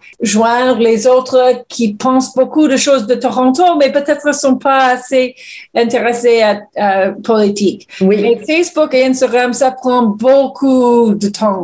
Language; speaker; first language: French; non-native, learner; English